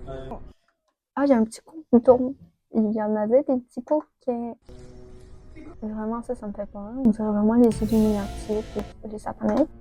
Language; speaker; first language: French; native; French